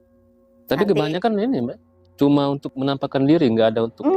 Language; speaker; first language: Indonesian; native; Indonesian